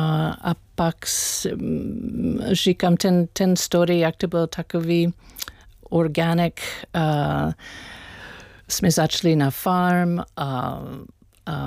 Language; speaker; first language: Czech; non-native, learner; English